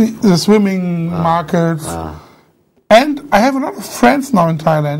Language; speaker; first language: English; non-native, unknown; German